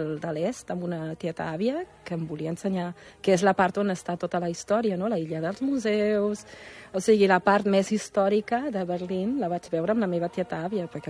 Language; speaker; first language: Catalan; non-native, fluent; German